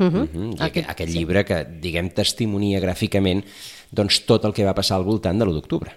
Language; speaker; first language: Catalan; non-native, local second language; Spanish